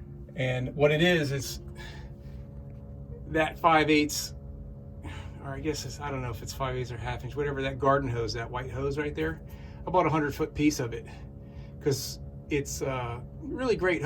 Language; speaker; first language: English; native; English